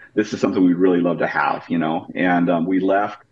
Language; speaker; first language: English; native; English